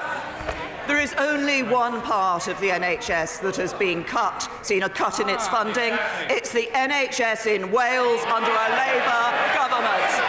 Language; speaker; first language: English; native; English